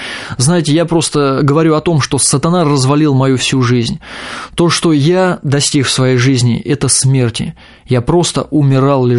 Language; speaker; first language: Russian; native; Russian